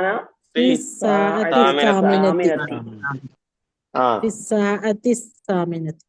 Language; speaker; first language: Arabic; non-native, learner; Malayalam